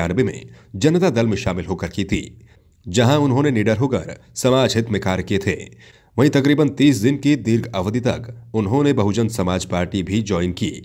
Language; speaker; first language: Hindi; native; Hindi